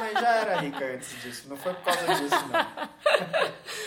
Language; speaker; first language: Portuguese; native; Portuguese